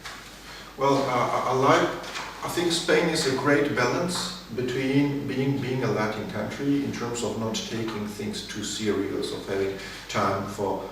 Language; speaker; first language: English; non-native, fluent; Spanish